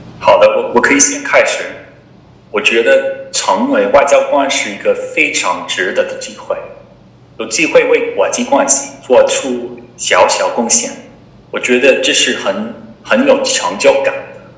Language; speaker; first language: Chinese; non-native, fluent; English